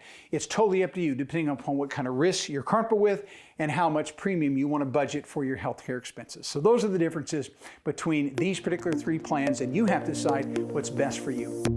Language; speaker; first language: English; native; English